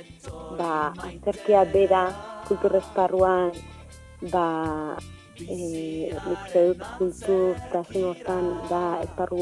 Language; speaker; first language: Basque; native; Basque